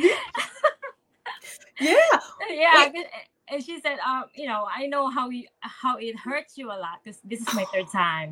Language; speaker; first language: English; non-native, local second language; Filipino